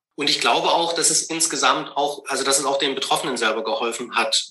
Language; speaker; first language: German; native; German